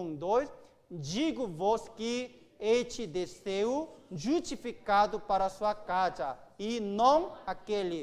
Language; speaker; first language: Portuguese; non-native, learner; Korean